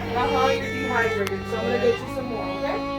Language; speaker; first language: English; native; English